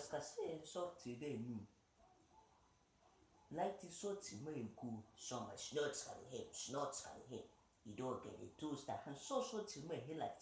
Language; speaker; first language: Swedish; early bilingual, other home language; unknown